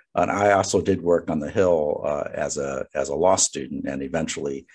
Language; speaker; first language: English; native; English